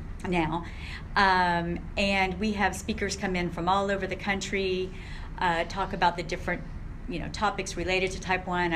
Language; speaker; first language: English; native; English